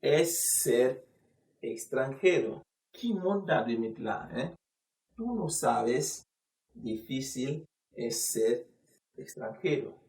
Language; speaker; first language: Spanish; non-native, fluent; Haitian Creole